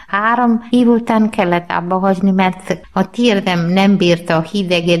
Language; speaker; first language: Hungarian; non-native, learner; Malayalam